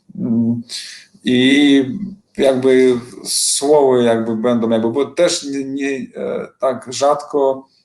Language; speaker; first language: Polish; non-native, learner; Belarusian